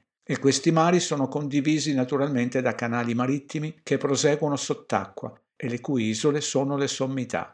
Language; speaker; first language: Italian; native; Italian